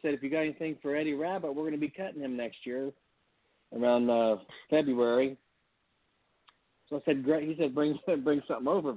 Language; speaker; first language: English; native; English